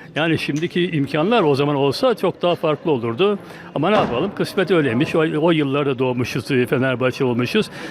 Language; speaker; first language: Turkish; native; Turkish